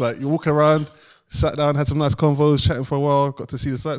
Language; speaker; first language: English; native; English